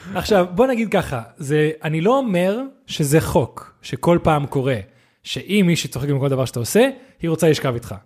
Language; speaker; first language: Hebrew; non-native, fluent; English